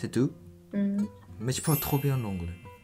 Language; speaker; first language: French; non-native, learner; Japanese